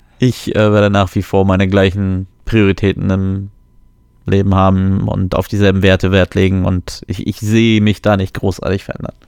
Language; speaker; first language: German; early bilingual, other home language; Polish